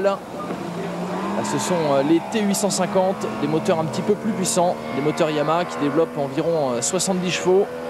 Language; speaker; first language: French; native; French